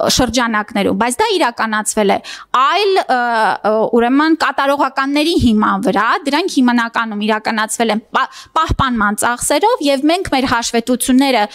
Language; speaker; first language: Armenian; native; Armenian